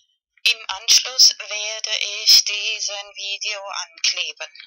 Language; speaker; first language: German; non-native, learner; Spanish